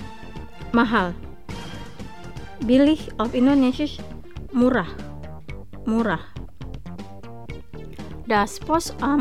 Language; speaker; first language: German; non-native, learner; Indonesian